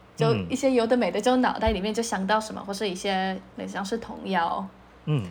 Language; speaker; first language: Chinese; non-native, fluent; Polish